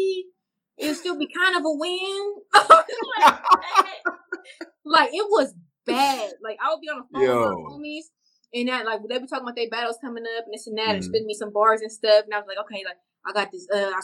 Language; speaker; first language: English; native; English